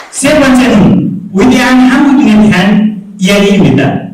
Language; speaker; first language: Korean; non-native, fluent; Nepali